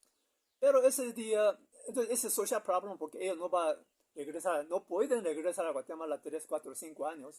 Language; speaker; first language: Spanish; non-native, learner; Korean